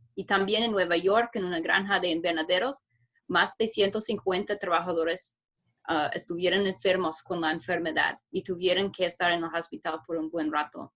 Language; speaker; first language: Spanish; non-native, fluent; English